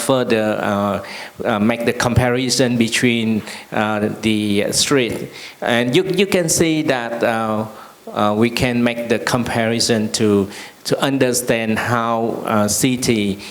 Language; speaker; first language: English; non-native, learner; Vietnamese